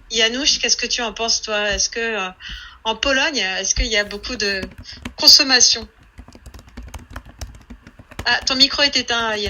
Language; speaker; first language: French; native; French